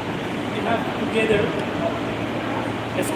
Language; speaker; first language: English; non-native, fluent; Turkish